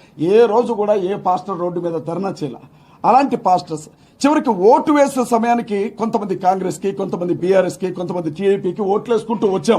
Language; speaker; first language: Telugu; native; Telugu